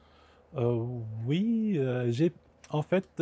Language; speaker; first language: French; non-native, local second language; Arabic